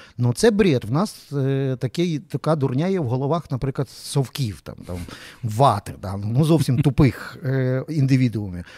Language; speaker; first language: Ukrainian; native; Ukrainian